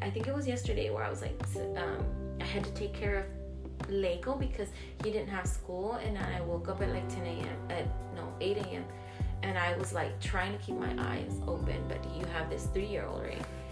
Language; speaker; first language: English; early bilingual, other home language; Spanish